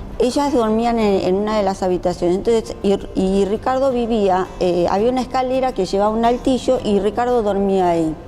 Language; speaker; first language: Spanish; early bilingual, other home language; Japanese